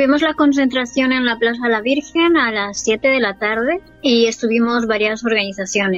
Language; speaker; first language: Spanish; native; Spanish